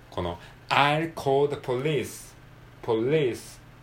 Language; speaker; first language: English; non-native, learner; Japanese